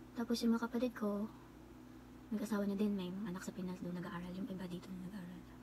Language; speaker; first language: Filipino; native; Filipino